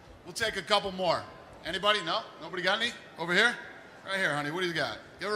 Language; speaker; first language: English; native; English